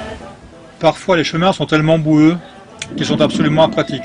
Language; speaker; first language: French; native; French